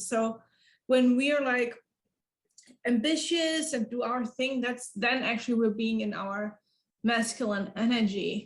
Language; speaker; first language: English; non-native, fluent; German